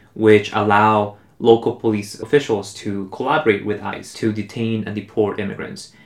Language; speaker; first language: English; early bilingual, other home language; Spanish